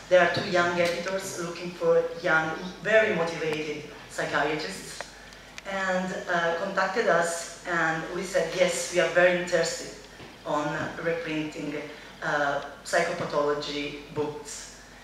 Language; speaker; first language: English; non-native, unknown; Italian